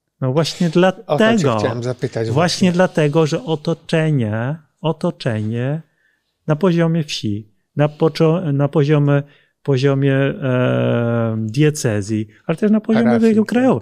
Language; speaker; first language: Polish; non-native, fluent; Dutch